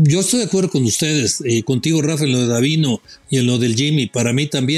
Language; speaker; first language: Spanish; native; Spanish